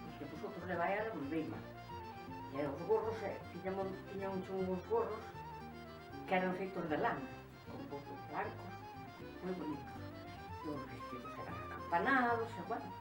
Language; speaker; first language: Galician; native; Galician